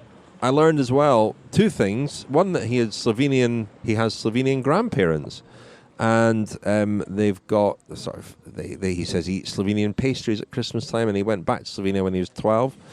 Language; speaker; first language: English; native; English